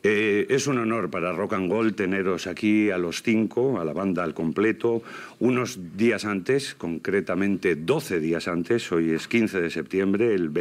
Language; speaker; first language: Spanish; native; Spanish